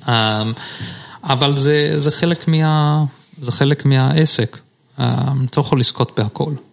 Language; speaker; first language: Hebrew; early bilingual, heritage; Hebrew